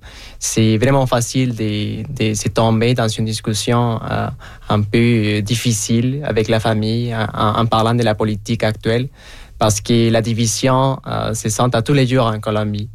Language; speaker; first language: French; non-native, fluent; Spanish